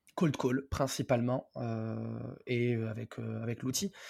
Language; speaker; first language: French; non-native, local second language; Arabic